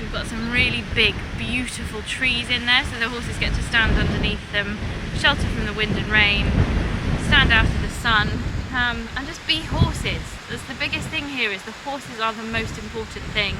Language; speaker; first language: English; native; English